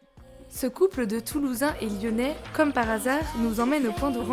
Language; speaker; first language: French; native; French